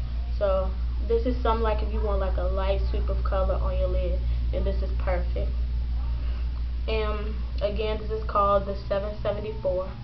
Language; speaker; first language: English; native; English